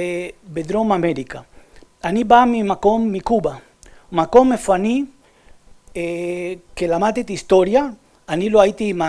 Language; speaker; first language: Hebrew; non-native, fluent; Spanish